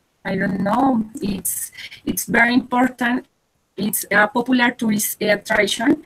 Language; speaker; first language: English; non-native, learner; Spanish